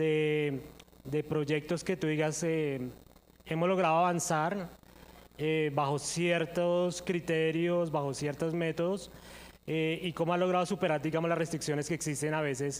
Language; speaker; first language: Spanish; native; Spanish